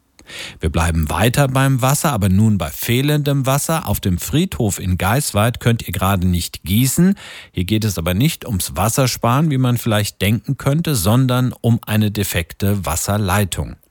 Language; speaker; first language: German; native; German